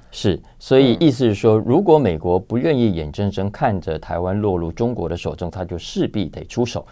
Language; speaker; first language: Chinese; native; Chinese